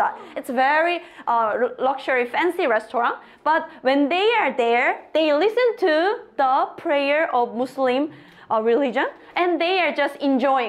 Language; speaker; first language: English; non-native, fluent; Korean